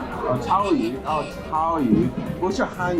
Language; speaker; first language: Chinese; non-native, learner; English